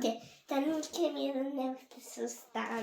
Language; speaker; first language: Albanian; early bilingual, heritage; Albanian